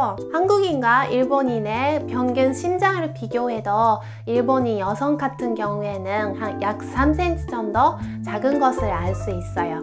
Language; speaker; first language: Korean; non-native, fluent; Japanese